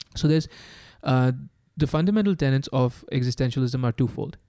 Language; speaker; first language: English; non-native, local second language; Urdu